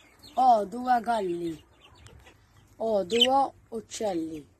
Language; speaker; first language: Italian; non-native, learner; Maltese